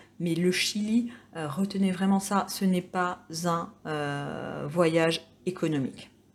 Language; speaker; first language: French; native; French